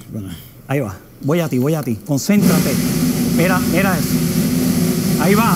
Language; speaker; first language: Spanish; native; Spanish